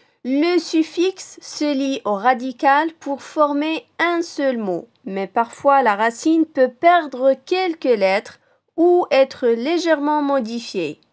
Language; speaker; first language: French; non-native, local second language; Arabic